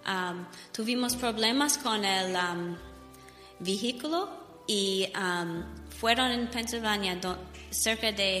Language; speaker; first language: Spanish; non-native, learner; English